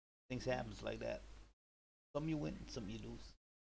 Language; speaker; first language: English; non-native, fluent; Dutch